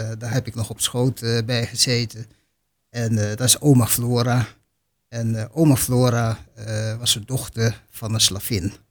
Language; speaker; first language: Dutch; native; Dutch